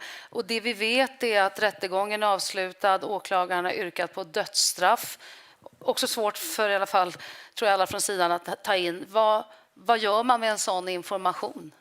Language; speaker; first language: Swedish; native; Swedish